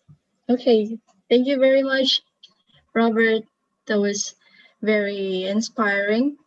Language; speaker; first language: English; non-native, fluent; Indonesian